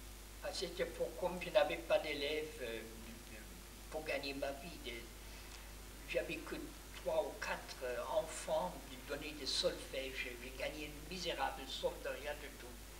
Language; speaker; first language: French; non-native, fluent; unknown